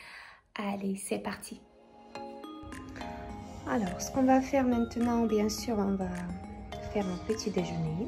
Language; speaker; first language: French; non-native, fluent; Russian